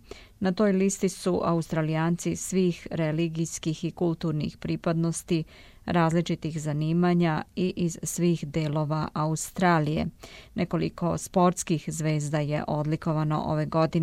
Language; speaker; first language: Serbian; native; Serbian